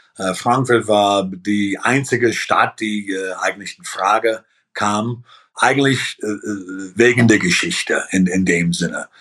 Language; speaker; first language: German; early bilingual, heritage; German